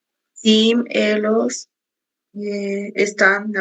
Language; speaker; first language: Portuguese; non-native, learner; Spanish